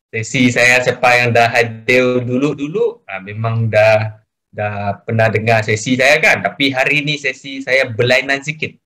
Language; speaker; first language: Malay; non-native, local second language; Chinese